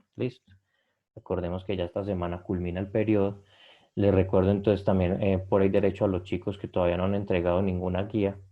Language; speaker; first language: Spanish; native; Spanish